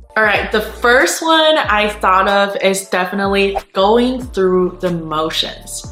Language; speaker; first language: English; non-native, fluent; Chinese